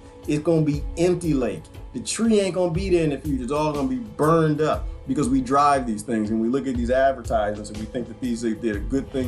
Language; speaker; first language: English; native; English